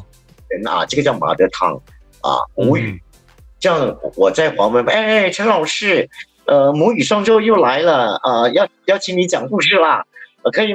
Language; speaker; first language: Chinese; native; Chinese